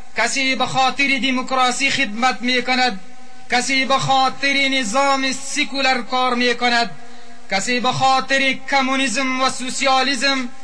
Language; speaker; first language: Persian; non-native, local second language; Pashto